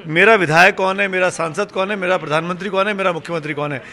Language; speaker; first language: Hindi; native; Hindi